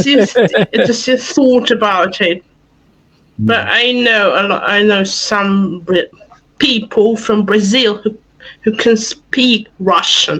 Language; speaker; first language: English; non-native, fluent; Russian